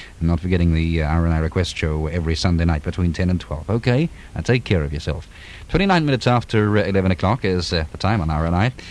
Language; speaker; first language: English; native; English